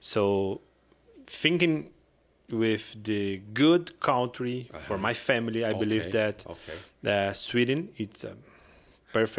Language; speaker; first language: English; non-native, learner; Portuguese